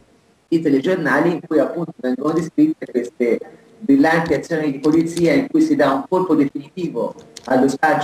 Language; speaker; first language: Italian; native; Italian